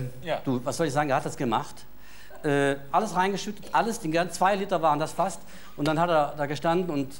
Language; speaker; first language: German; native; German